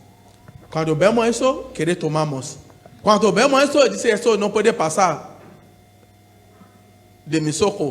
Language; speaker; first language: Spanish; non-native, learner; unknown